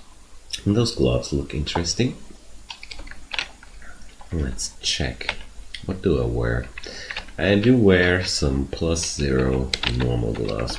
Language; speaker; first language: English; non-native, fluent; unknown